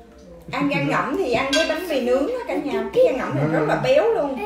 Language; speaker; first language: Vietnamese; native; Vietnamese